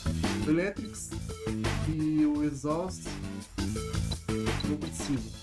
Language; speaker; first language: Portuguese; native; Portuguese